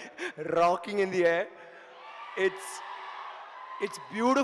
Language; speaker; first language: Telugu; non-native, learner; Tamil